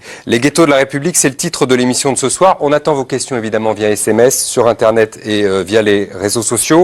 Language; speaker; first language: French; native; French